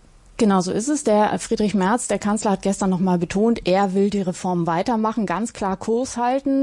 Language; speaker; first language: German; native; German